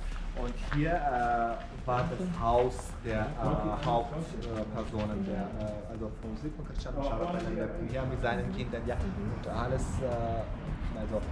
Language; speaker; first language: German; non-native, fluent; Armenian